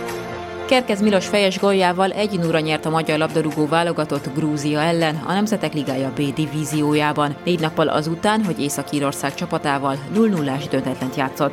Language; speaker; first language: Hungarian; native; Hungarian